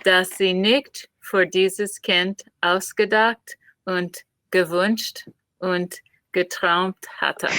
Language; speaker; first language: German; non-native, learner; English